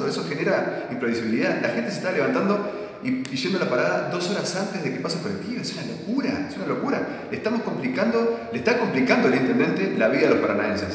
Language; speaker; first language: Spanish; native; Spanish